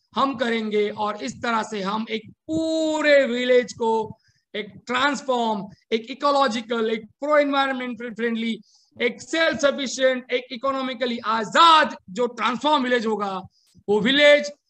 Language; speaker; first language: Hindi; non-native, local second language; Marathi